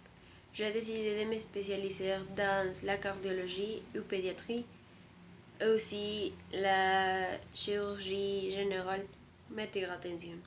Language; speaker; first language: French; non-native, learner; Spanish